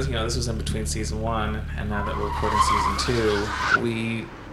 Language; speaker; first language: English; native; English